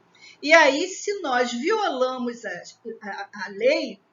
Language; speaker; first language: Portuguese; native; Portuguese